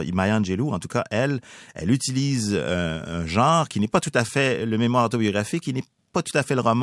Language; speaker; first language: French; native; French